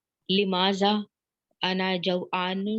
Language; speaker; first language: Arabic; non-native, learner; Urdu